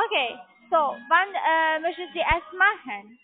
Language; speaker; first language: German; non-native, learner; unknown